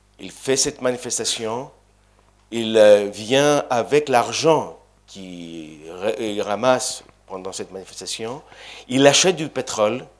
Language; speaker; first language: French; non-native, fluent; Greek